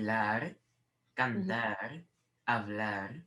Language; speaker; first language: Spanish; non-native, learner; English